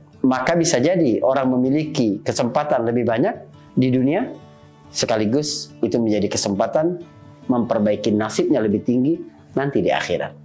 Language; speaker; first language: Indonesian; native; Indonesian